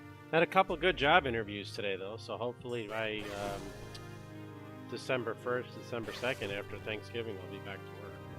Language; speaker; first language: English; native; English